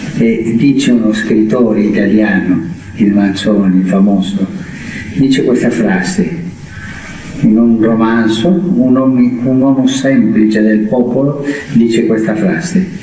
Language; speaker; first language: Italian; early bilingual, heritage; Spanish